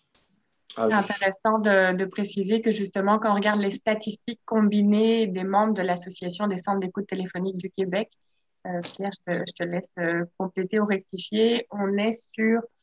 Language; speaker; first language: French; native; French